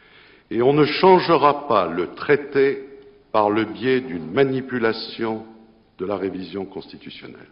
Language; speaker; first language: French; native; French